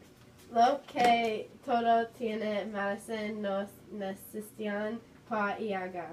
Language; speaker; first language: Spanish; non-native, learner; English